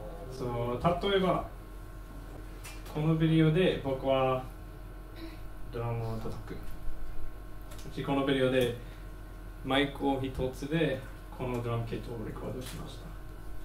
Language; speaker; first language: Japanese; non-native, learner; English